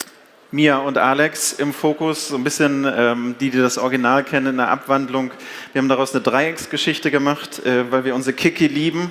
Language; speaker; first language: German; native; German